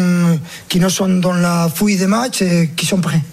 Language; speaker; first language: French; non-native, learner; Spanish